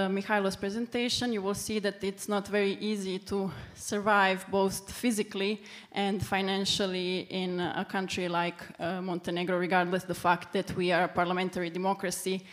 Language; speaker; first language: English; non-native, fluent; Serbian